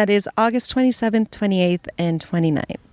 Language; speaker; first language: English; native; English